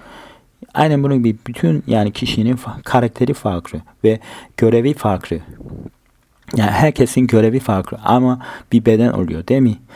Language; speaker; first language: Turkish; non-native, fluent; Korean